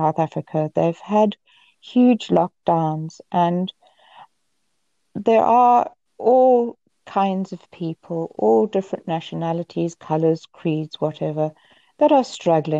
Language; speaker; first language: English; native; English